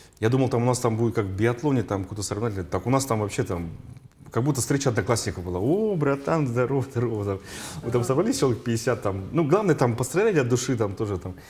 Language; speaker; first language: Russian; non-native, local second language; Yakut